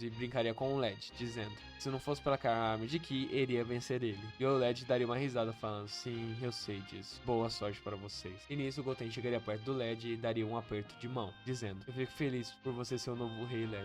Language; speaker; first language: Portuguese; native; Portuguese